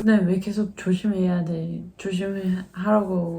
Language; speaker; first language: Korean; non-native, learner; Dutch